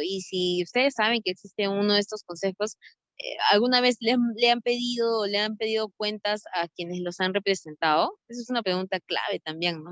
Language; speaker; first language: Spanish; native; Spanish